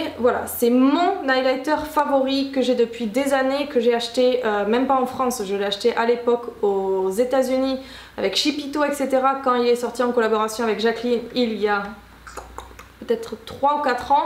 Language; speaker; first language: French; native; French